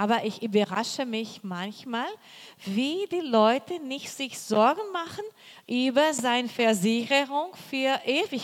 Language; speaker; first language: German; non-native, fluent; Portuguese